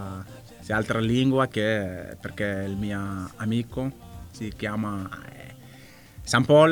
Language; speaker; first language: Italian; non-native, learner; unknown